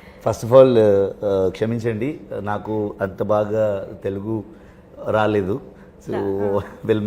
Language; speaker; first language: Telugu; non-native, learner; Kannada